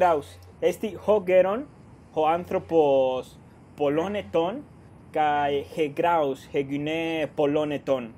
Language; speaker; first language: Greek; non-native, fluent; Spanish